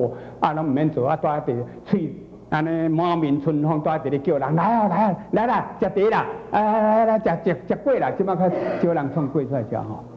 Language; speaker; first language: Chinese; native; Chinese